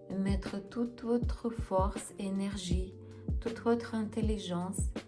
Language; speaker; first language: French; non-native, fluent; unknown